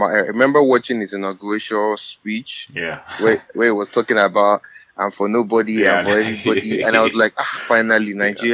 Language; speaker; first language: English; non-native, local second language; Yoruba